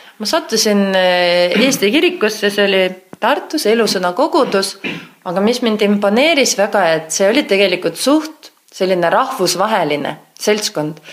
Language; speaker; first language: Estonian; non-native, local second language; Russian